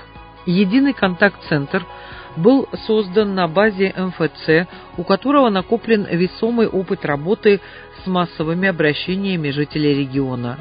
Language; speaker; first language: Russian; native; Russian